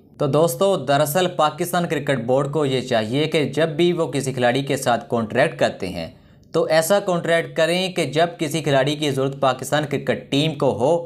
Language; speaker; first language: Urdu; non-native, local second language; Punjabi